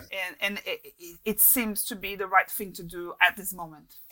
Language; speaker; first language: English; non-native, fluent; Portuguese